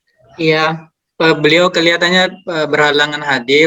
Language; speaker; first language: Malay; native; Malay